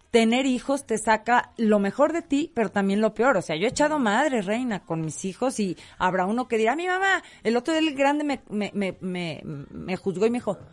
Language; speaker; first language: Spanish; native; Spanish